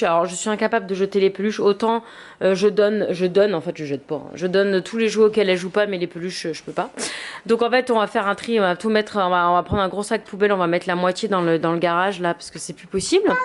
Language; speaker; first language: French; native; French